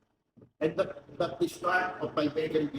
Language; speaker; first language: English; non-native, local second language; Filipino